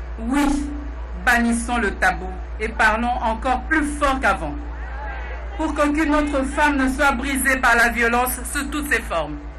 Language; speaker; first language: French; non-native, local second language; Lingala